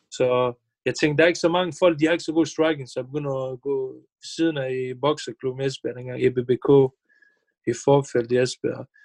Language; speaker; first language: Danish; early bilingual, other home language; Bosnian